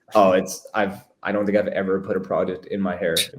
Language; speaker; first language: English; native; English